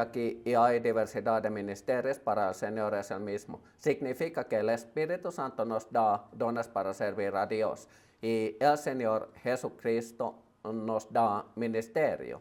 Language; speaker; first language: Spanish; non-native, learner; Finnish